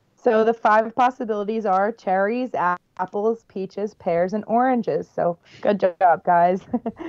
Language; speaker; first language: English; native; English